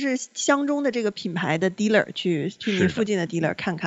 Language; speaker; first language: Chinese; native; Chinese